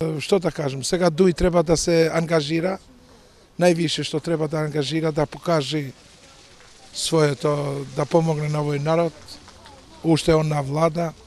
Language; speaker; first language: Macedonian; non-native, local second language; Albanian